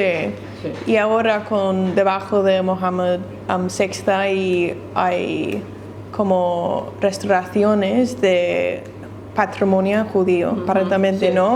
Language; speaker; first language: Spanish; non-native, learner; English